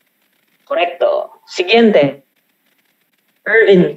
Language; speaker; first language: Spanish; non-native, fluent; Filipino